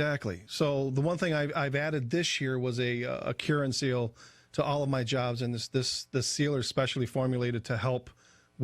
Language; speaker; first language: English; native; English